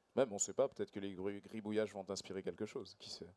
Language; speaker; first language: French; native; French